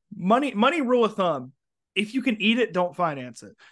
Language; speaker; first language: English; native; English